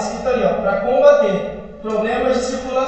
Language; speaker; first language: Portuguese; native; Portuguese